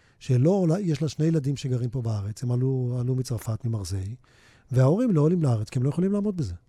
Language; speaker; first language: Hebrew; native; Hebrew